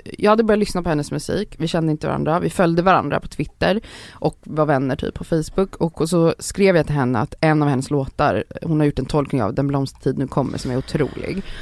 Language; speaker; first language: Swedish; native; Swedish